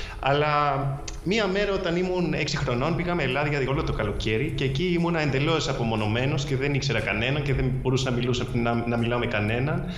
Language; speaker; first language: Greek; early bilingual, heritage; English